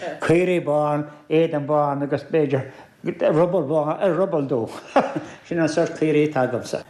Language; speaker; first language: Irish; native; Irish